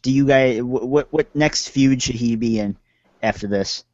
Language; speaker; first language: English; native; English